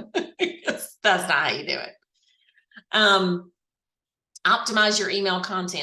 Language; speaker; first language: English; native; English